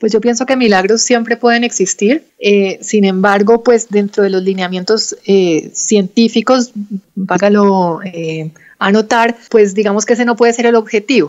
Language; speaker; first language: Spanish; native; Spanish